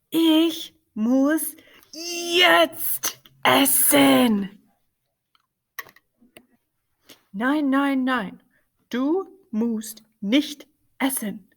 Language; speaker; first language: German; non-native, fluent; English